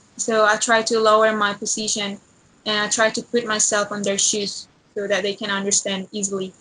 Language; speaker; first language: English; non-native, learner; Indonesian